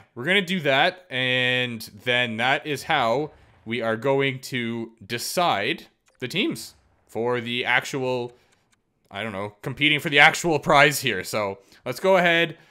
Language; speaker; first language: English; native; English